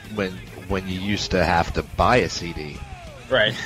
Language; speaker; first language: English; native; English